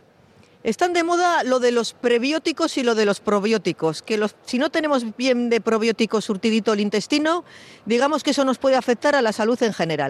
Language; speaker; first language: Spanish; native; Spanish